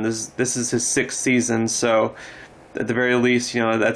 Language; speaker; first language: English; native; English